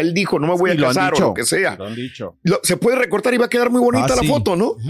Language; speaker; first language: Spanish; native; Spanish